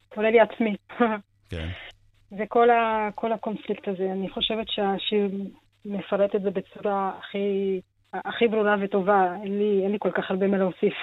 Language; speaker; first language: Hebrew; non-native, local second language; Arabic